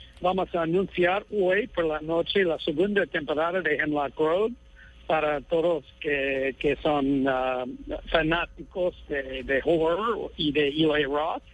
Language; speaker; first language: Spanish; non-native, fluent; English